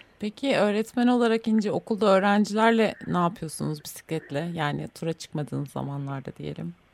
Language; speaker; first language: Turkish; native; Turkish